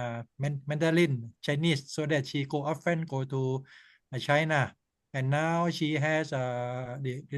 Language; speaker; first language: English; non-native, learner; Thai